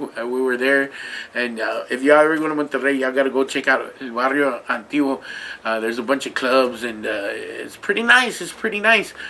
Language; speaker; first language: English; early bilingual, other home language; Spanish